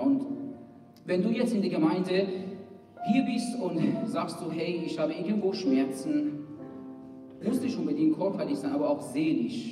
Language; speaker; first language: German; non-native, fluent; Persian